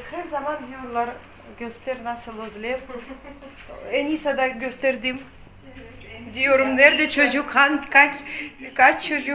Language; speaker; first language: Turkish; non-native, learner; Russian